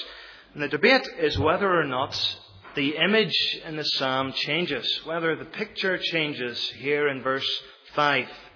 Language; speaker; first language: English; native; English